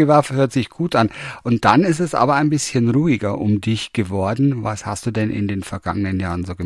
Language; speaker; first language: German; native; German